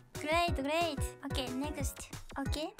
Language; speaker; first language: English; non-native, learner; Japanese